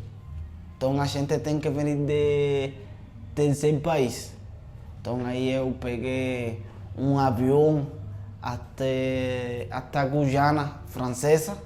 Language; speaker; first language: Portuguese; non-native, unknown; Spanish